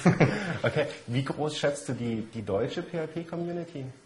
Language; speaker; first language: German; native; German